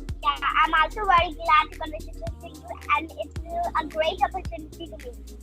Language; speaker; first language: English; non-native, learner; Hindi